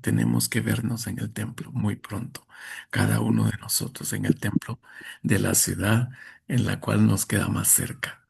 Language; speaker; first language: Spanish; native; Spanish